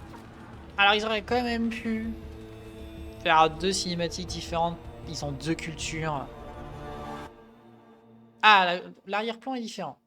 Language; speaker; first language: French; native; French